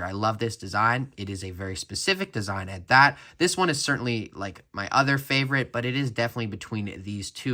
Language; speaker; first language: English; native; English